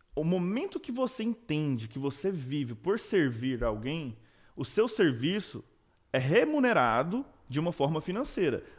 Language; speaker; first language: Portuguese; native; Portuguese